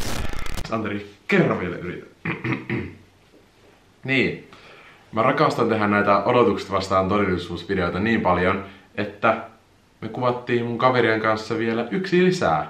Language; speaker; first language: Finnish; native; Finnish